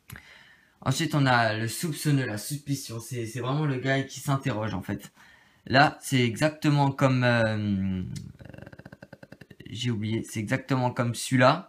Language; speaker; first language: French; native; French